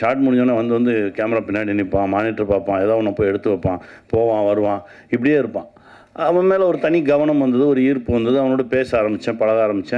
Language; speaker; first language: Tamil; native; Tamil